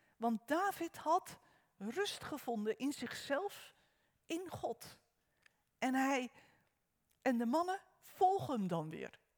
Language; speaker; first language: Dutch; native; Dutch